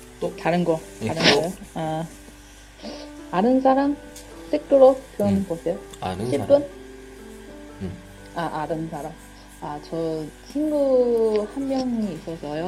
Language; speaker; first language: Korean; non-native, learner; Chinese